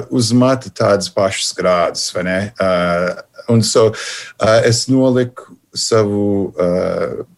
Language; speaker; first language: Latvian; non-native, fluent; English